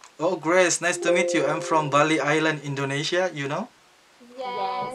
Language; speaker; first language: English; non-native, learner; Indonesian